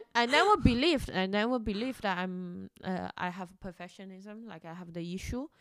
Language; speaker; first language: English; non-native, fluent; Chinese